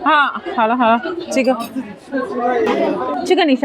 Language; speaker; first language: Chinese; non-native, learner; Tamil